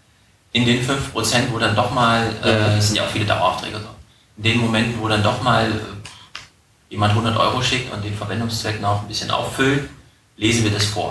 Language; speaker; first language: German; native; German